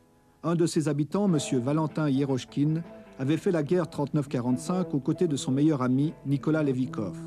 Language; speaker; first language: French; native; French